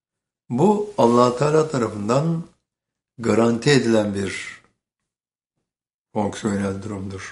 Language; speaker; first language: Turkish; native; Turkish